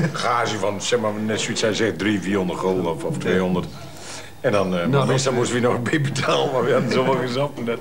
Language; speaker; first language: Dutch; native; Dutch